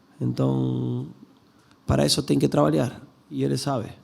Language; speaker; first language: Portuguese; non-native, learner; Spanish